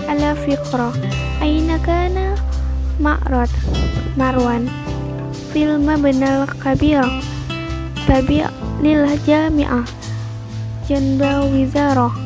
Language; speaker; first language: Arabic; non-native, learner; Indonesian